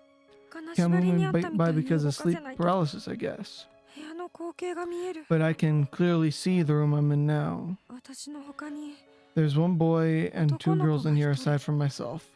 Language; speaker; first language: English; native; English